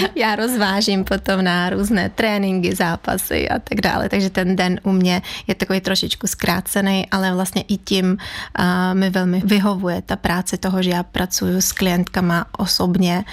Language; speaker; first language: Czech; non-native, fluent; Ukrainian